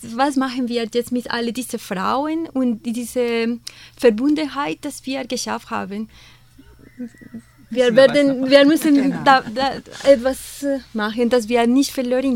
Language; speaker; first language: German; non-native, fluent; Spanish